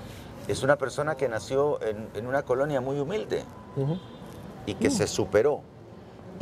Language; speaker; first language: Spanish; native; Spanish